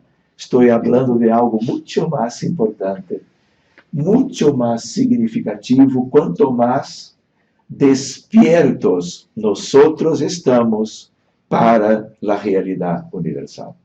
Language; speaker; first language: Spanish; non-native, fluent; Portuguese